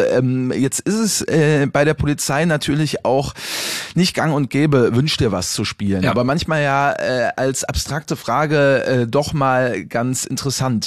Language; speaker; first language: German; native; German